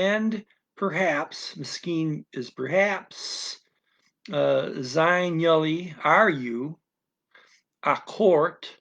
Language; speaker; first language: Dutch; non-native, learner; English